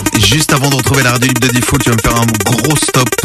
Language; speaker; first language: French; native; French